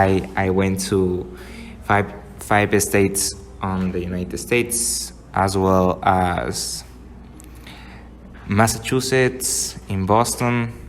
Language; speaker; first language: English; non-native, learner; Spanish